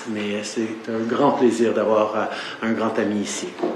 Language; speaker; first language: French; native; French